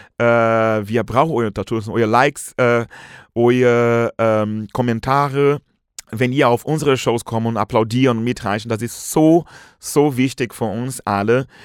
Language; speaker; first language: German; non-native, fluent; Portuguese